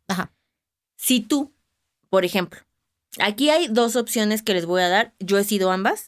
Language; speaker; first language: Spanish; native; Spanish